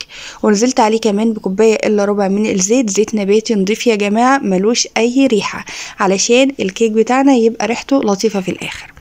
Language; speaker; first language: Arabic; native; Arabic